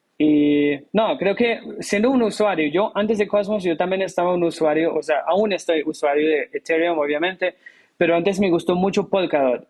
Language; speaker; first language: Spanish; non-native, fluent; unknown